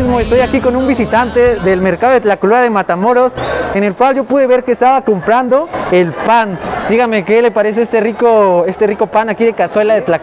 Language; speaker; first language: Spanish; native; Spanish